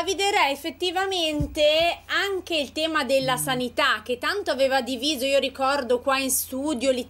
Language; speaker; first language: Italian; native; Italian